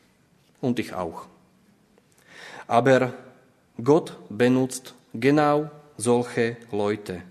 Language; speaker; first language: German; non-native, fluent; Slovak